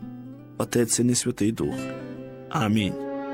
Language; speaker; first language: Ukrainian; native; Ukrainian